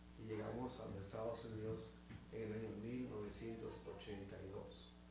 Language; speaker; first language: Spanish; native; Spanish